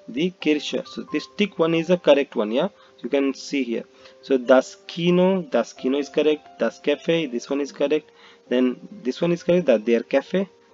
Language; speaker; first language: English; non-native, local second language; Hindi